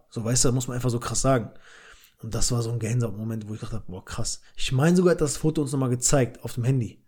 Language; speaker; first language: German; early bilingual, other home language; Albanian